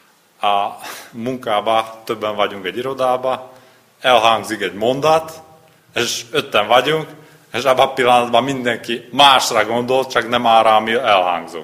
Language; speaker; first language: Hungarian; non-native, learner; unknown